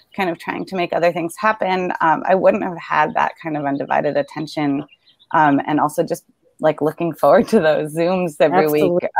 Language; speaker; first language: English; native; English